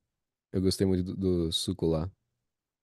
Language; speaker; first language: Portuguese; non-native, fluent; English